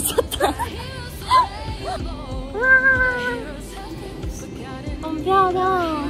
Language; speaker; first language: Chinese; non-native, learner; Korean